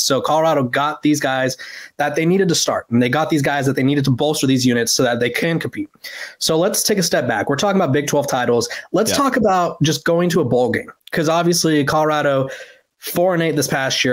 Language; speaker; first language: English; native; English